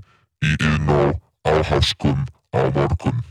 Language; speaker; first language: Icelandic; native; Icelandic